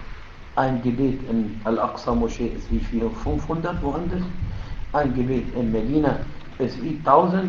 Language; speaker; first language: German; non-native, fluent; Arabic